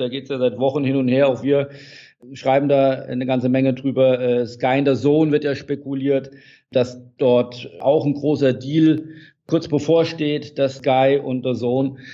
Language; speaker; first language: German; native; German